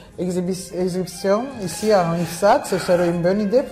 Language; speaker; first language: French; non-native, fluent; Turkish